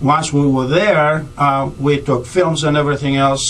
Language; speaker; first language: English; non-native, fluent; Greek